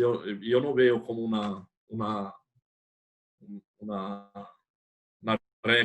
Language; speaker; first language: Spanish; non-native, fluent; Portuguese